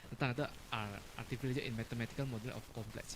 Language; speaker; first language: English; non-native, fluent; Indonesian